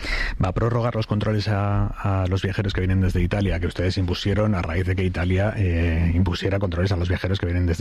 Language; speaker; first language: Spanish; native; Spanish